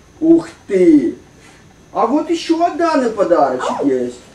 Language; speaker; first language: Russian; native; Russian